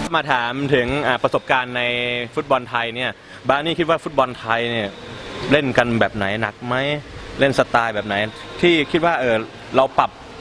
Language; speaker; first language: Thai; native; Thai